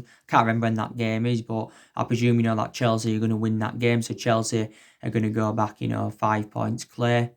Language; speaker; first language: English; native; English